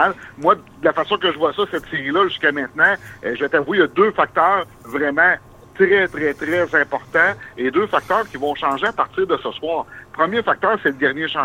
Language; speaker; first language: French; native; French